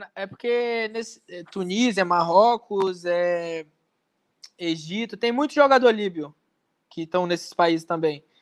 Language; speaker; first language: Portuguese; native; Portuguese